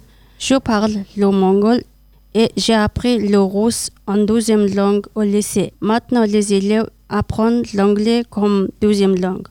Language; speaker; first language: French; non-native, learner; Mongolian